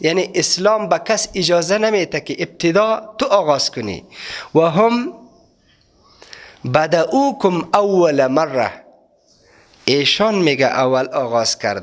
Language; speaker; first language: Persian; native; Persian